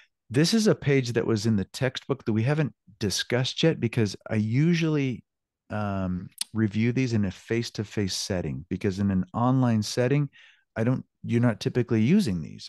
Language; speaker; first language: English; native; English